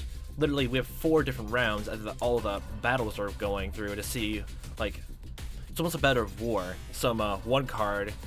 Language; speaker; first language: English; native; English